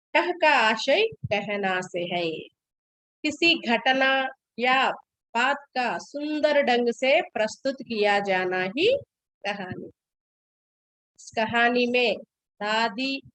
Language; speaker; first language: Hindi; non-native, local second language; Telugu